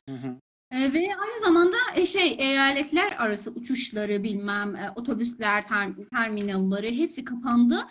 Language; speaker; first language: Turkish; non-native, fluent; Persian